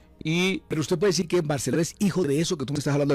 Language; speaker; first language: Spanish; native; Spanish